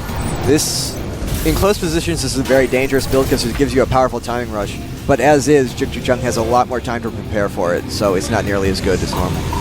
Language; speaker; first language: English; native; English